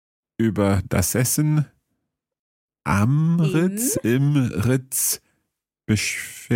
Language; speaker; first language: German; non-native, learner; English